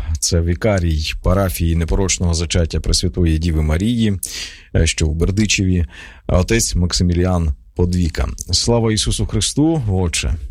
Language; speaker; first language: Ukrainian; native; Ukrainian